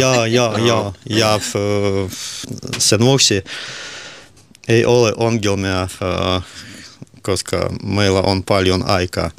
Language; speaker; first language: Finnish; non-native, learner; Russian